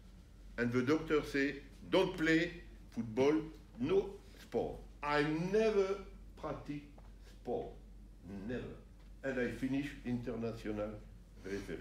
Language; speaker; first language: English; non-native, learner; French